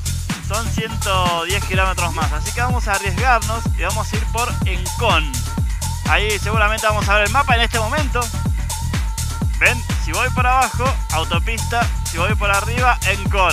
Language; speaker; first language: Spanish; native; Spanish